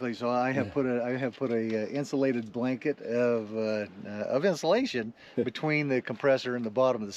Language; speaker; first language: English; native; English